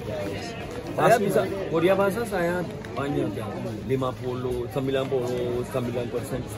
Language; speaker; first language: Indonesian; non-native, learner; Hindi